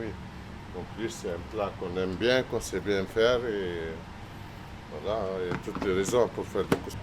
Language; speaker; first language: French; early bilingual, other home language; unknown